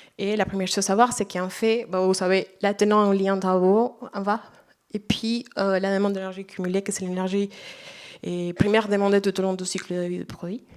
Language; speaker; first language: French; non-native, fluent; Spanish